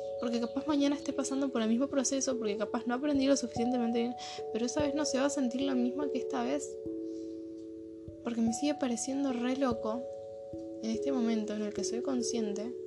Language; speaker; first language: Spanish; native; Spanish